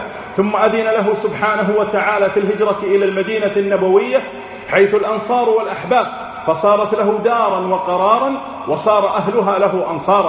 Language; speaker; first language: Arabic; native; Arabic